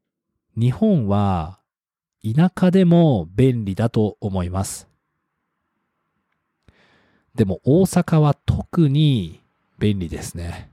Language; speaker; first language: Japanese; non-native, fluent; English